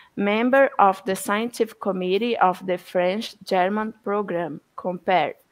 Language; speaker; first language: English; non-native, fluent; Portuguese